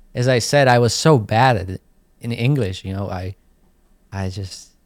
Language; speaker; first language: English; non-native, fluent; Slovak